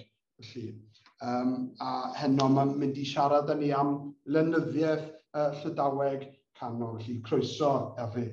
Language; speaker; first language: Welsh; native; Welsh